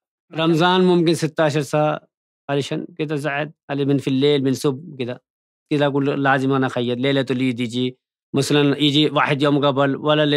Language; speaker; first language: Arabic; non-native, learner; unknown